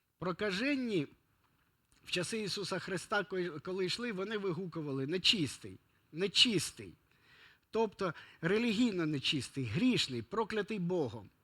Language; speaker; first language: Ukrainian; non-native, local second language; Russian